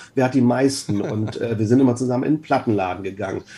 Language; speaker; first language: German; native; German